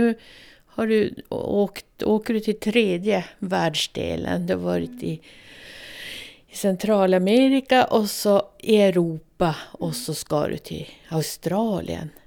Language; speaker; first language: Swedish; native; Swedish